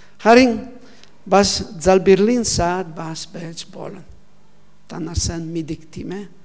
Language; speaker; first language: Mongolian; non-native, learner; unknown